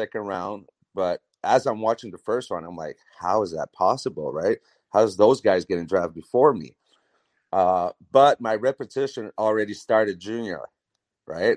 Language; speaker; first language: English; non-native, fluent; French